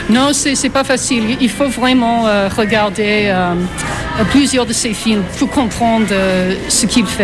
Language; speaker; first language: French; non-native, fluent; English